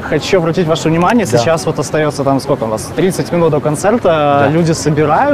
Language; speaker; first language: Russian; native; Russian